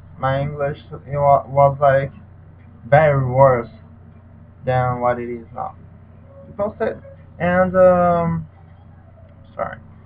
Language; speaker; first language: English; non-native, learner; Portuguese